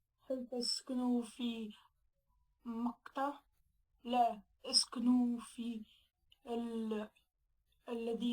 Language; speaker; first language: Arabic; non-native, learner; English